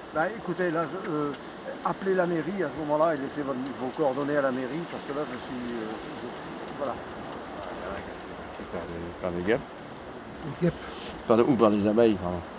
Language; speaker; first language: French; native; French